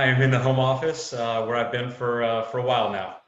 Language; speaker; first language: English; native; English